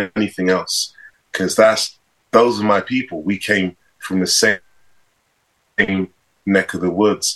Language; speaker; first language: English; native; English